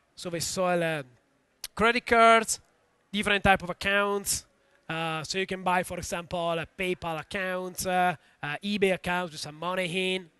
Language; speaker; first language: English; non-native, fluent; Italian